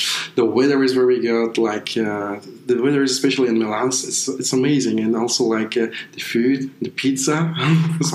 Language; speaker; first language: English; non-native, fluent; Persian